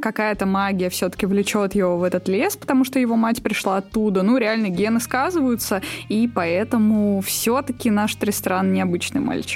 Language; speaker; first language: Russian; native; Russian